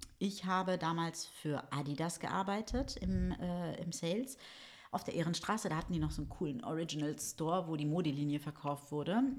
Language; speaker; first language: German; early bilingual, other home language; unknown